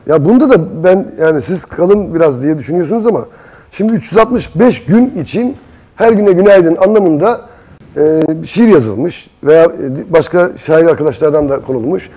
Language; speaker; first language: Turkish; native; Turkish